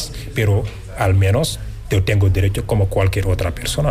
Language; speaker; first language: Spanish; non-native, fluent; Wolof